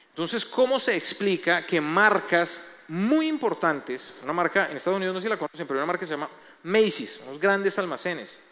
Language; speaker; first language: Spanish; native; Spanish